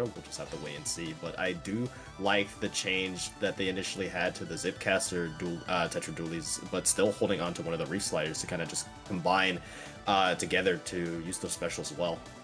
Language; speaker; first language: English; native; English